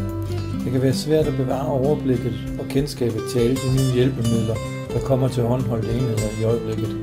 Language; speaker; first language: Danish; native; Danish